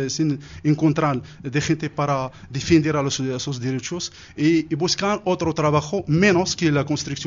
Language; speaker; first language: Spanish; non-native, learner; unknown